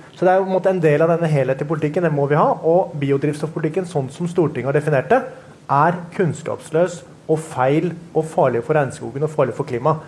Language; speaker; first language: Norwegian; native; Norwegian